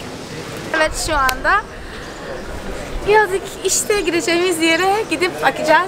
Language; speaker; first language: Turkish; non-native, fluent; Portuguese